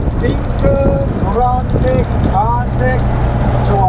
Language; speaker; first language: Korean; non-native, learner; Sinhala